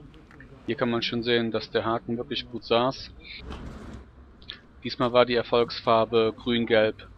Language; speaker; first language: German; native; German